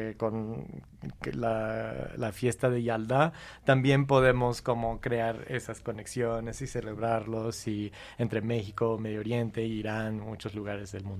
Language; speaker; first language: Spanish; non-native, fluent; English